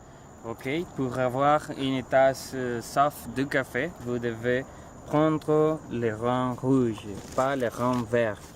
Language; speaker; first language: French; non-native, learner; Spanish